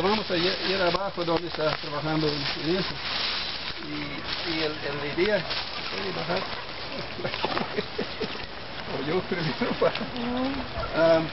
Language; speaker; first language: Spanish; non-native, fluent; English